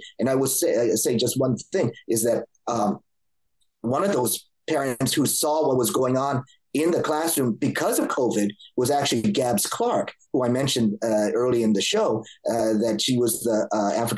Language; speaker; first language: English; native; English